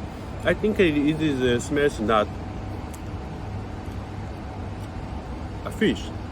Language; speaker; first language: English; non-native, learner; Korean